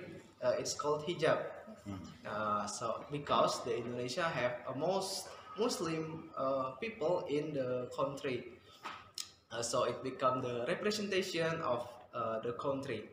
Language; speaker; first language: English; non-native, fluent; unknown